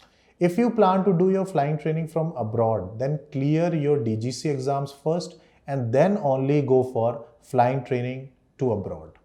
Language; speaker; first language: English; non-native, local second language; Hindi